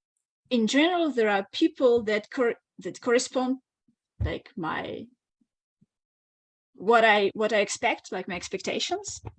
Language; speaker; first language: English; non-native, fluent; Russian